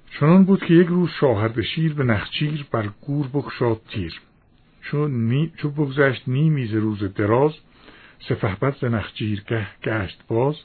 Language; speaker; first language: Persian; native; Persian